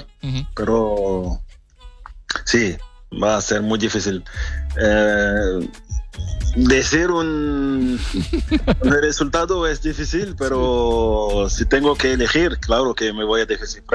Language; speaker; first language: Spanish; non-native, fluent; French